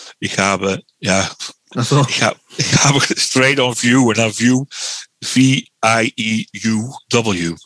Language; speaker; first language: German; non-native, learner; Dutch